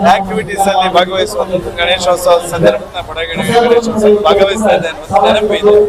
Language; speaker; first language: Kannada; native; Kannada